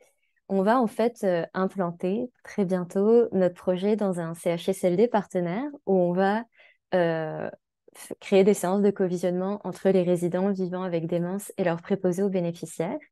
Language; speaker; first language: French; native; French